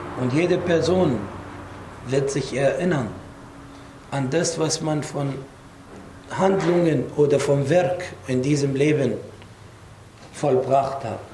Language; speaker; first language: German; non-native, fluent; Arabic